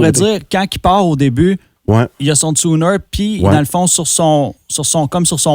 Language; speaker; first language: French; native; French